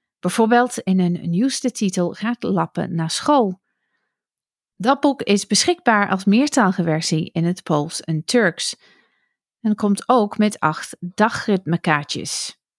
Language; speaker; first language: Dutch; non-native, fluent; English